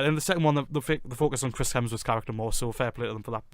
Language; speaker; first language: English; native; English